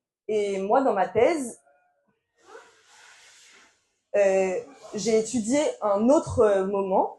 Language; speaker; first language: French; native; French